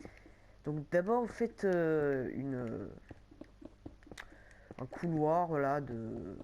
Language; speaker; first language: French; native; French